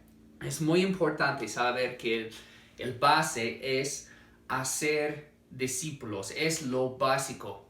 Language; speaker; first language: Spanish; non-native, fluent; English